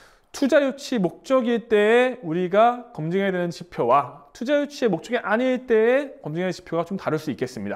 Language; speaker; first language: Korean; native; Korean